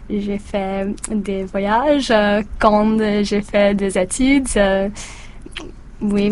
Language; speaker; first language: French; non-native, learner; English